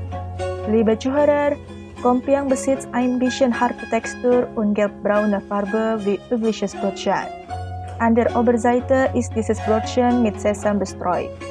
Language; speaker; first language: German; non-native, fluent; Indonesian